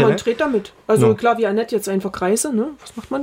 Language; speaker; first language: German; native; German